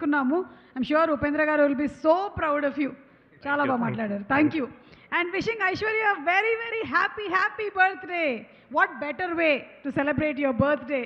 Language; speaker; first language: Telugu; native; Telugu